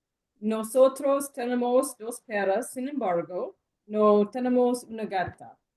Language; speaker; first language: Spanish; non-native, learner; English